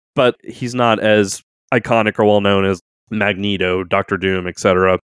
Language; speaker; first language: English; native; English